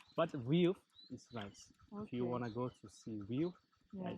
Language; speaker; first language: English; non-native, learner; Turkish